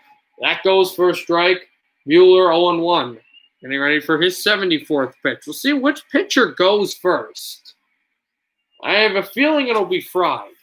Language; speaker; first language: English; native; English